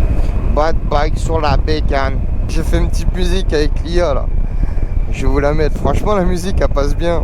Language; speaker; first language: French; native; French